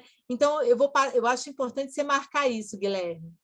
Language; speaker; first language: Portuguese; native; Portuguese